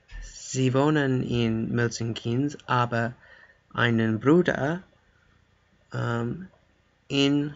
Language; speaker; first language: German; non-native, learner; English